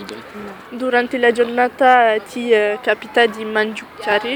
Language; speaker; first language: Italian; non-native, learner; French